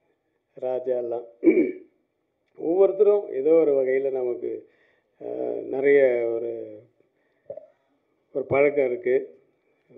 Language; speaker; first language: Tamil; native; Tamil